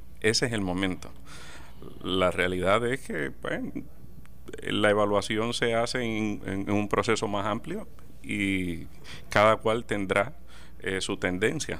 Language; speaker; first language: Spanish; native; Spanish